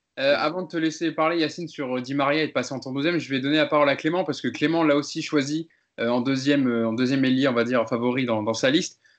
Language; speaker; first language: French; native; French